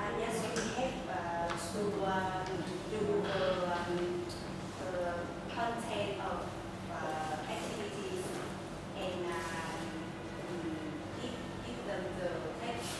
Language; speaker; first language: English; non-native, local second language; Vietnamese